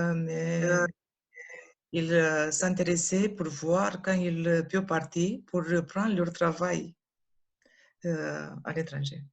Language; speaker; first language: French; non-native, learner; Romanian